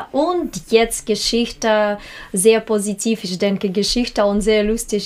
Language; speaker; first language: German; non-native, learner; Russian